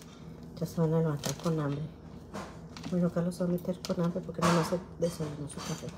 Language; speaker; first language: Spanish; native; Spanish